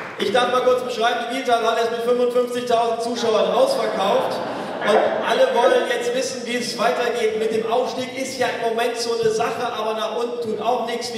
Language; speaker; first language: German; native; German